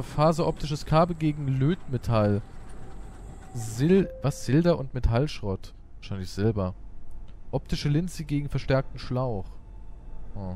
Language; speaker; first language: German; native; German